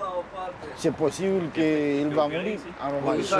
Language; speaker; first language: French; non-native, learner; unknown